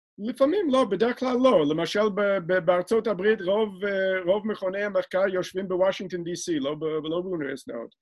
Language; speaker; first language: Hebrew; non-native, fluent; English